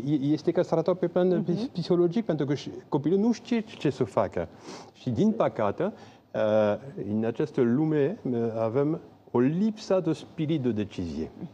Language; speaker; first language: Romanian; non-native, fluent; French